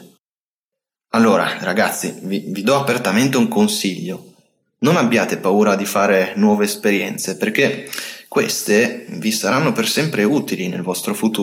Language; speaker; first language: Italian; native; Italian